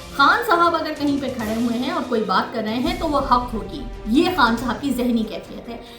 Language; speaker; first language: Urdu; native; Urdu